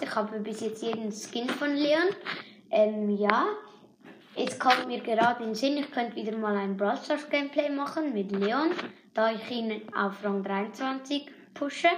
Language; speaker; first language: German; native; German